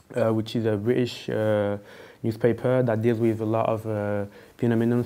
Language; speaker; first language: English; non-native, fluent; French